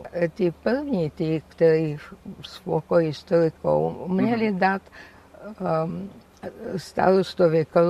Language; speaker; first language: Czech; non-native, fluent; Georgian